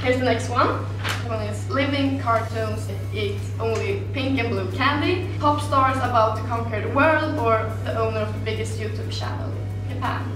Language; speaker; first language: English; non-native, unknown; Swedish